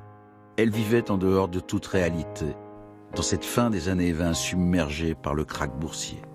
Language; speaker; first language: French; native; French